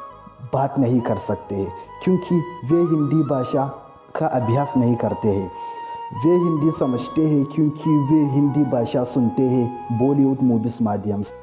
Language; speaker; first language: Hindi; non-native, fluent; Hausa